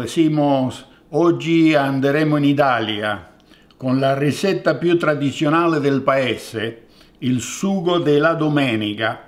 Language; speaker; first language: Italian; non-native, fluent; Spanish